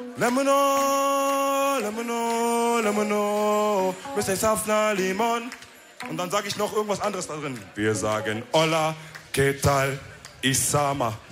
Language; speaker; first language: German; early bilingual, other home language; Wolof